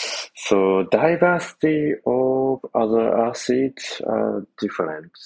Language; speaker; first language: English; non-native, learner; Japanese